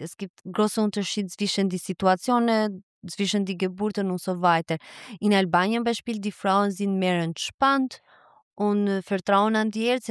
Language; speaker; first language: German; non-native, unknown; Albanian